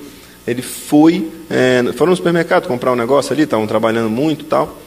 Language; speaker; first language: Portuguese; native; Portuguese